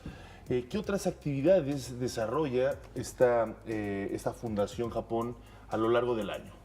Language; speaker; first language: Spanish; native; Spanish